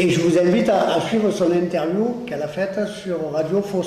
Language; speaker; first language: French; native; French